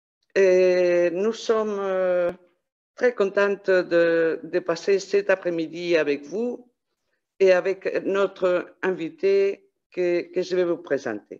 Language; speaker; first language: French; non-native, fluent; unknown